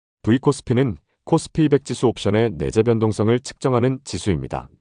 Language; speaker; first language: Korean; native; Korean